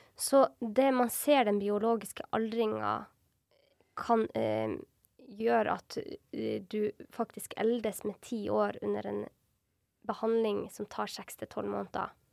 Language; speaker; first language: Norwegian; native; Norwegian